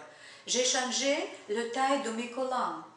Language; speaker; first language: French; non-native, learner; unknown